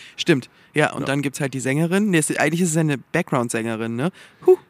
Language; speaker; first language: German; native; German